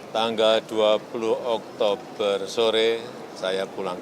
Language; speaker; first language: Indonesian; native; Indonesian